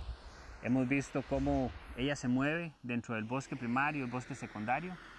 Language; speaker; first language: Spanish; native; Spanish